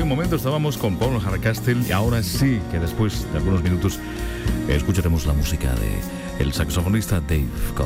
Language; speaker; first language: Spanish; native; Spanish